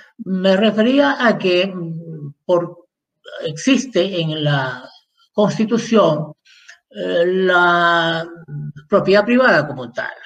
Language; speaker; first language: Spanish; native; Spanish